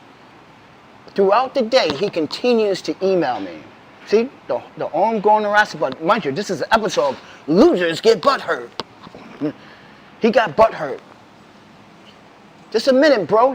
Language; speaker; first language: English; native; English